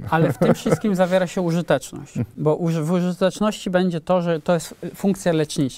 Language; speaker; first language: Polish; native; Polish